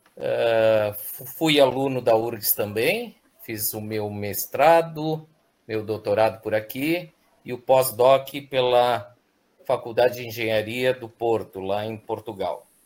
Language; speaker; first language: Portuguese; early bilingual, other home language; Spanish